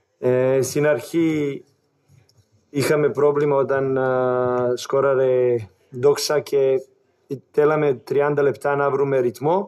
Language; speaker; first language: Greek; non-native, learner; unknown